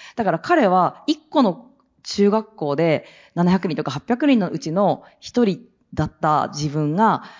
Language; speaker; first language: Japanese; native; Japanese